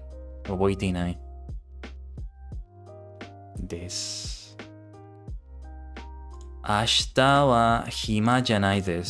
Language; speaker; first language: Japanese; non-native, learner; English